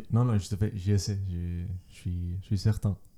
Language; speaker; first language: French; non-native, learner; Spanish